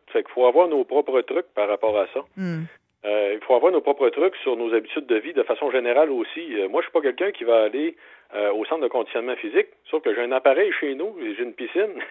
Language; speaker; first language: French; native; French